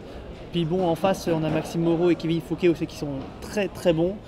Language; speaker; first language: French; native; French